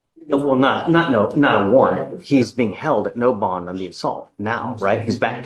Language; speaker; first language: English; native; English